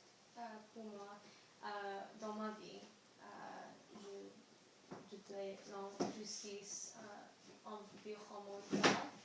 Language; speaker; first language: French; non-native, learner; English